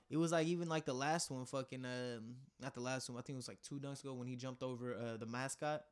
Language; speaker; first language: English; native; English